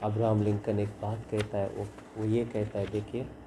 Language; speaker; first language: Hindi; non-native, local second language; Kannada